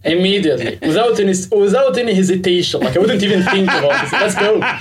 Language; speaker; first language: English; non-native, fluent; Arabic